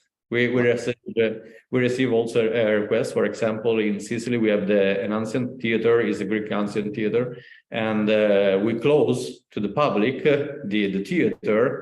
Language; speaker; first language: English; non-native, learner; Italian